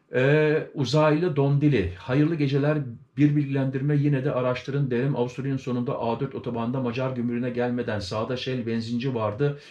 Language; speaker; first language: Turkish; native; Turkish